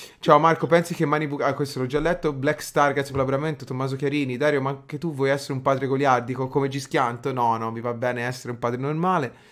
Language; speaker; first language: Italian; native; Italian